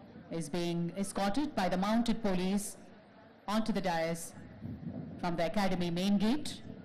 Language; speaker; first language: English; non-native, local second language; Telugu